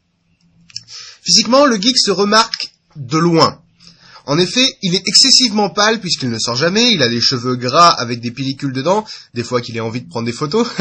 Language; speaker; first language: French; native; French